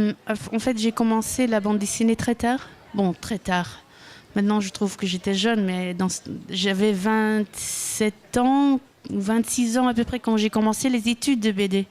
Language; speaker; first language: French; non-native, local second language; Dutch